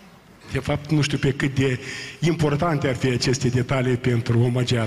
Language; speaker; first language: Romanian; native; Romanian